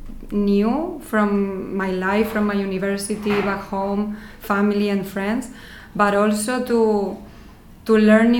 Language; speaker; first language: English; non-native, fluent; Spanish